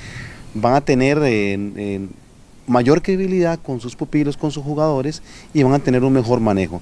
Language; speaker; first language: Spanish; native; Spanish